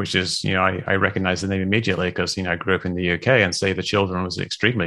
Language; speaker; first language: English; native; English